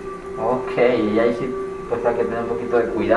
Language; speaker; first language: Spanish; native; Spanish